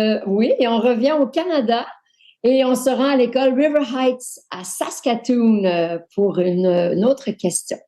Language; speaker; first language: French; native; French